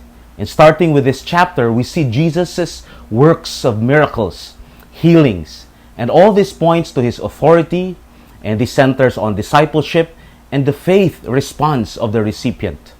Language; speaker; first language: English; non-native, local second language; Filipino